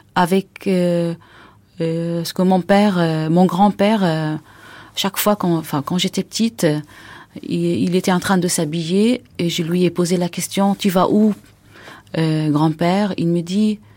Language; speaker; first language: French; non-native, fluent; Arabic